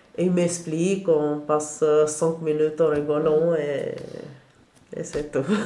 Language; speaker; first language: French; non-native, learner; Albanian